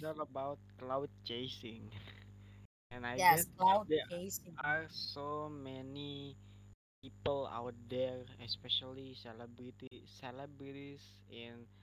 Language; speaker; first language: English; non-native, learner; Indonesian